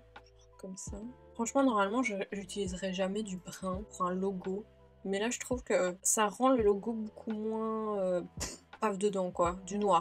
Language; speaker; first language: French; native; French